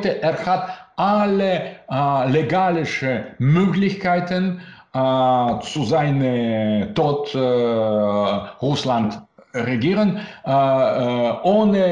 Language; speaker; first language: German; non-native, learner; Russian